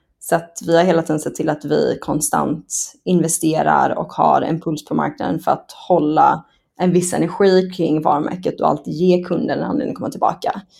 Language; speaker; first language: Swedish; early bilingual, other home language; Persian